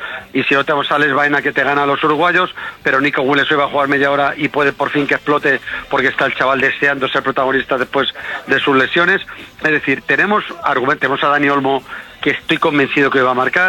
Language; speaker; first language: Spanish; native; Spanish